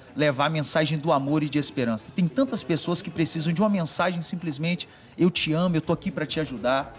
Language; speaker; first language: Portuguese; native; Portuguese